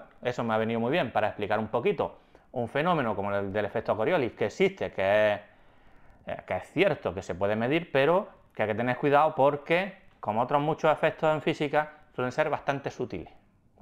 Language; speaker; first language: Spanish; native; Spanish